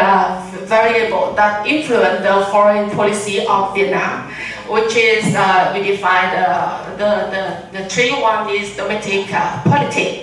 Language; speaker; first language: English; non-native, learner; Vietnamese